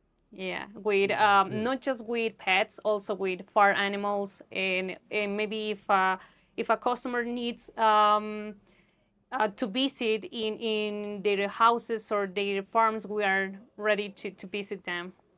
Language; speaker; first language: English; non-native, fluent; Spanish